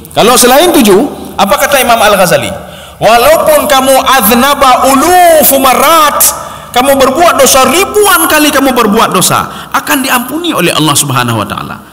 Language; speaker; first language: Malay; non-native, local second language; Achinese